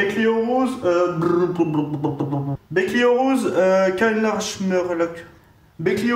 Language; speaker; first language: Turkish; non-native, learner; French